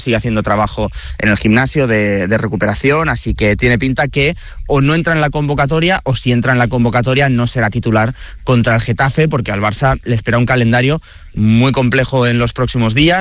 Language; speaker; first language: Spanish; native; Spanish